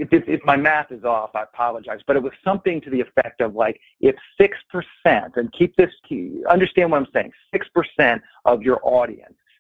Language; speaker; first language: English; native; English